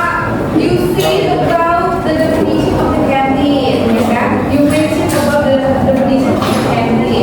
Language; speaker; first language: English; non-native, learner; Indonesian